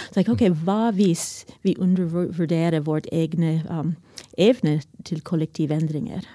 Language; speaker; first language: Norwegian; non-native, fluent; English